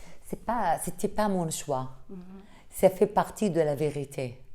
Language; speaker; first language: French; non-native, fluent; Arabic